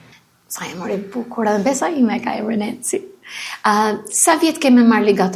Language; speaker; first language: Albanian; native; Albanian